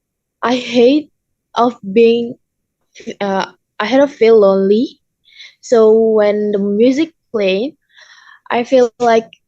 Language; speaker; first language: English; non-native, learner; Indonesian